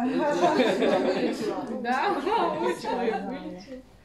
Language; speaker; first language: Russian; native; Russian